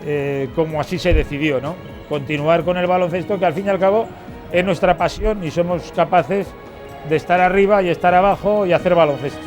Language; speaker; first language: Spanish; native; Spanish